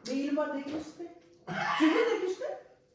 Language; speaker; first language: French; non-native, fluent; Armenian